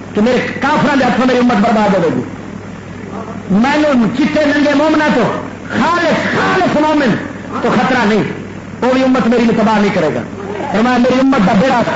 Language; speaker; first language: Urdu; native; Urdu